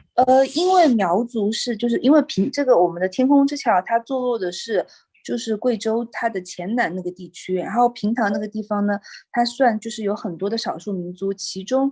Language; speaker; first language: Chinese; native; Chinese